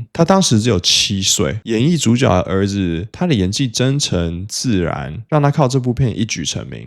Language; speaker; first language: Chinese; native; Chinese